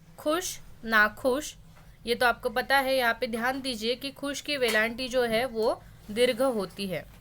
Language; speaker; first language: Hindi; non-native, local second language; Marathi